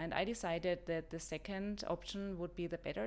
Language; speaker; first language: English; non-native, fluent; German